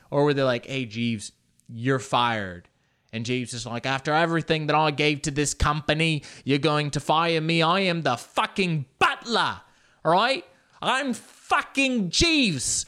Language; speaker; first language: English; early bilingual, other home language; Spanish